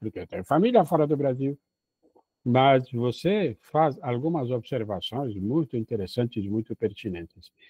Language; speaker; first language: Portuguese; native; Portuguese